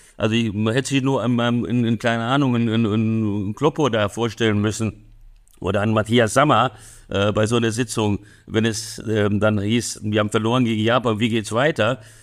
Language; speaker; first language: German; early bilingual, other home language; Hungarian